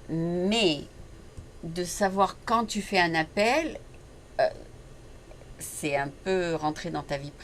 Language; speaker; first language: French; native; French